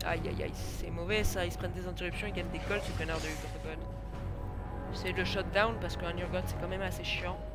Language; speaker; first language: French; native; French